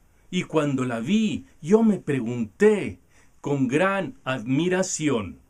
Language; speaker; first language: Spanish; non-native, learner; English